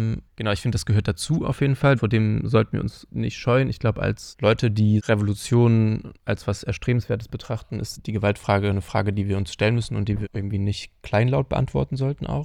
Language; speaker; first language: German; native; German